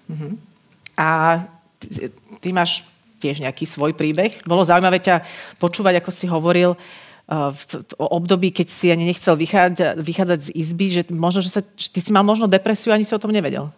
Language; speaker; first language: Slovak; native; Slovak